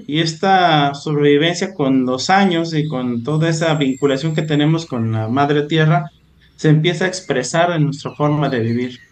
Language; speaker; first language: Spanish; native; Spanish